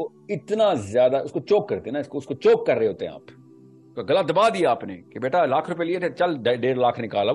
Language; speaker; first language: Urdu; non-native, local second language; Punjabi